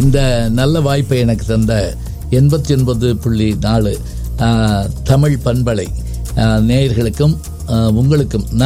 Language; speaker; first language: Tamil; native; Tamil